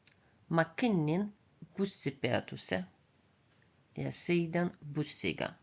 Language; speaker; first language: Estonian; non-native, local second language; Russian